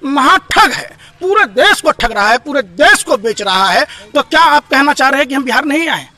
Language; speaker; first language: Hindi; native; Hindi